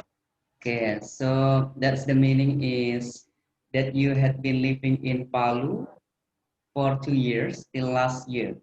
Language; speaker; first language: English; non-native, fluent; Indonesian